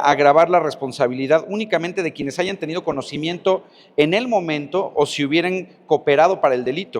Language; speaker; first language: Spanish; native; Spanish